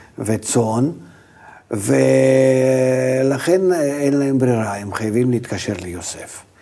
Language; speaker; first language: Hebrew; non-native, fluent; Russian